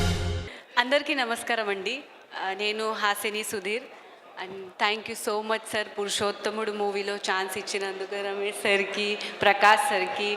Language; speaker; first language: Telugu; non-native, fluent; Marathi